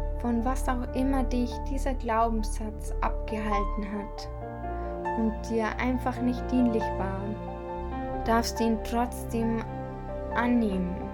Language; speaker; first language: German; native; German